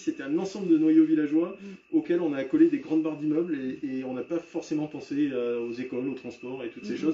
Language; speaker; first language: French; native; French